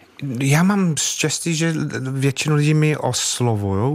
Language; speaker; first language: Czech; non-native, fluent; English